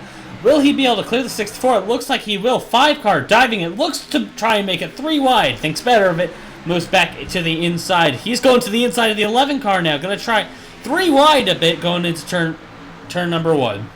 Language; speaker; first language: English; native; English